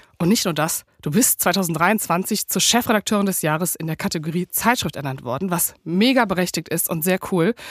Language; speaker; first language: German; native; German